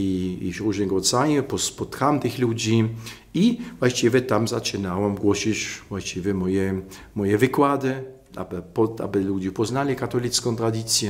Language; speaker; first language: Polish; non-native, fluent; German